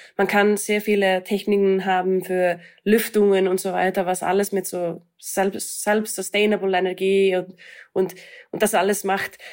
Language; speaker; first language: German; non-native, fluent; Icelandic